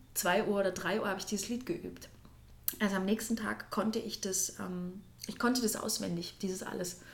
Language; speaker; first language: German; native; German